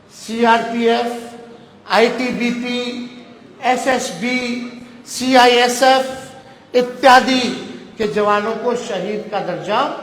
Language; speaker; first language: Hindi; native; Hindi